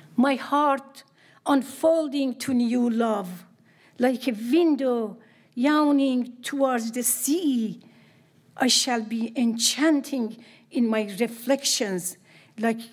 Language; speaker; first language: English; non-native, fluent; Persian